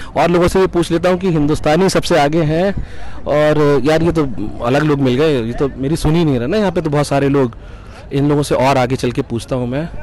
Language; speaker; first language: Hindi; native; Hindi